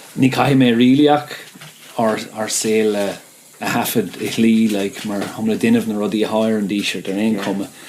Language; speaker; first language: Irish; non-native, local second language; English